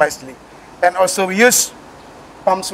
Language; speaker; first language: English; non-native, learner; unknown